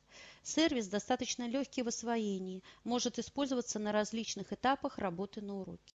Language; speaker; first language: Russian; native; Russian